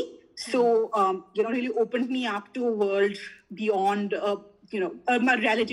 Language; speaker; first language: English; non-native, local second language; Hindi